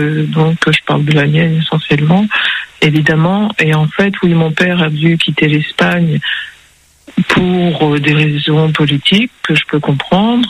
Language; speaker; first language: French; early bilingual, other home language; Spanish